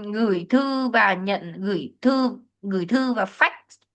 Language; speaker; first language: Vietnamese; native; Vietnamese